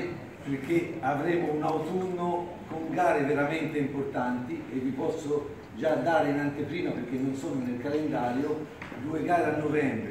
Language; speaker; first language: Italian; native; Italian